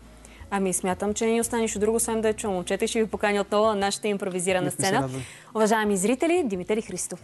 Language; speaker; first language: Bulgarian; native; Bulgarian